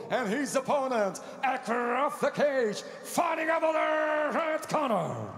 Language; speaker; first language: English; non-native, fluent; Russian